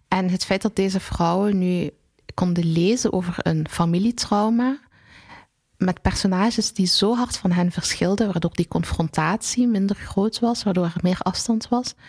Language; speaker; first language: Dutch; early bilingual, other home language; Arabic